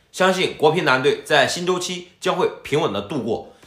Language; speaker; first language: Chinese; native; Chinese